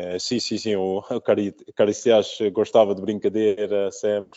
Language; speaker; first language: Portuguese; early bilingual, heritage; Portuguese